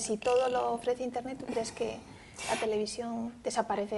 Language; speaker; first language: Spanish; native; Spanish